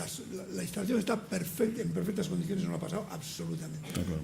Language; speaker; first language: Spanish; native; Spanish